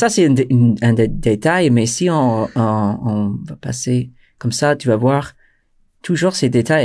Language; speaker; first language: French; non-native, fluent; English